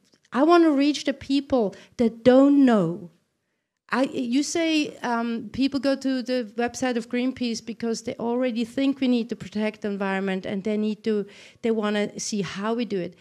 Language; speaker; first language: English; non-native, fluent; German